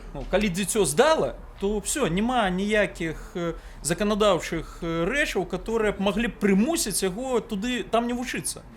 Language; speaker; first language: Belarusian; non-native, local second language; Russian